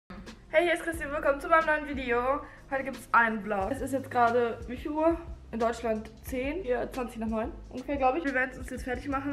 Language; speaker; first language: German; native; German